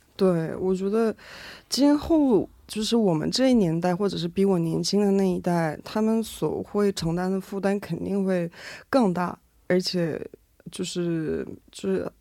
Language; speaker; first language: Chinese; non-native, fluent; Korean